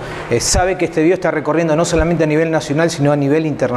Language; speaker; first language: Spanish; native; Spanish